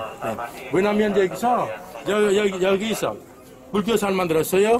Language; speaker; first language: Korean; non-native, learner; Indonesian